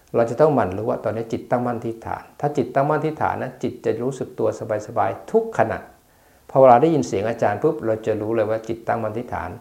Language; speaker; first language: Thai; native; Thai